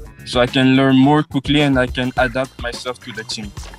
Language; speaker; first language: English; non-native, fluent; French